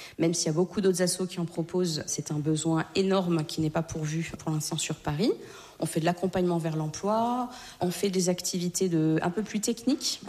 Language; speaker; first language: French; native; French